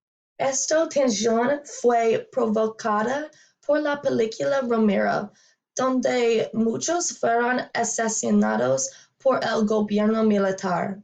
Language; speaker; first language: Spanish; non-native, learner; English